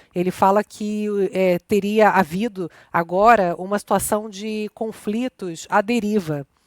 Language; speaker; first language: Portuguese; native; Portuguese